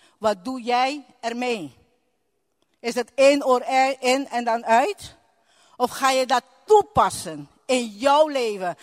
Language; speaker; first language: Dutch; non-native, local second language; Papiamento